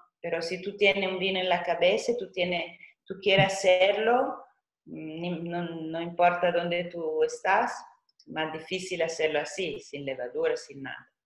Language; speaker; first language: Spanish; non-native, fluent; Italian